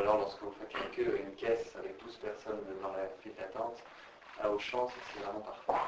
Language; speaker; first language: French; native; French